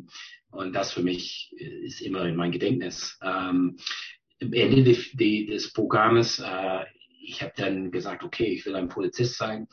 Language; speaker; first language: German; non-native, fluent; English